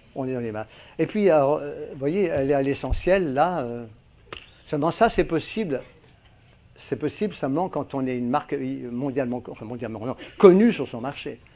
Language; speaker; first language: French; native; French